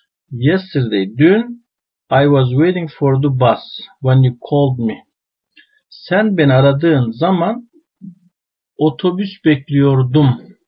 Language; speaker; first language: English; non-native, fluent; Turkish